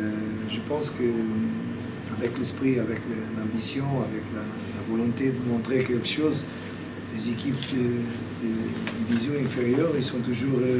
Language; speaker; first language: French; non-native, fluent; Portuguese